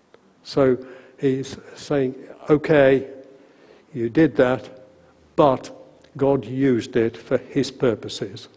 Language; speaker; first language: English; native; English